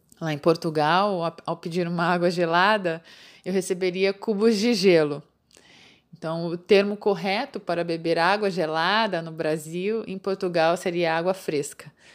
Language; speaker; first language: Portuguese; native; Portuguese